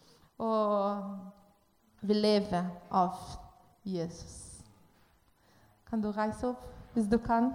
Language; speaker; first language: Norwegian; non-native, learner; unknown